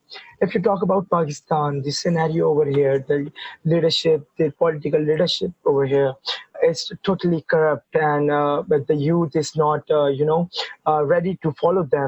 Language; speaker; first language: English; non-native, local second language; Urdu